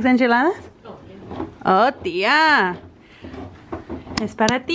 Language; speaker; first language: Spanish; early bilingual, heritage; Spanish